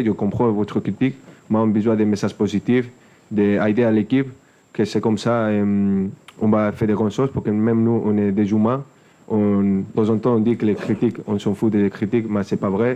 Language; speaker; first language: French; non-native, fluent; Spanish